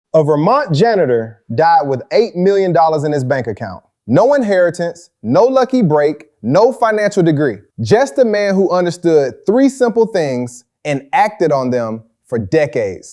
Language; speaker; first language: English; native; English